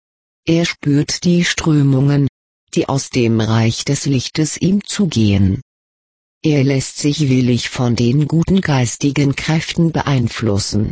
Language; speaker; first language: German; native; German